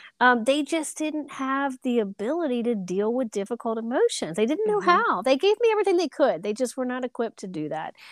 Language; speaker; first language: English; native; English